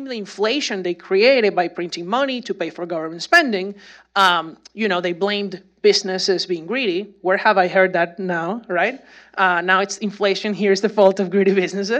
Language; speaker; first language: English; non-native, fluent; Spanish